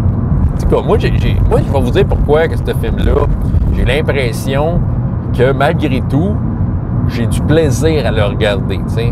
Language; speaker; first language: French; native; French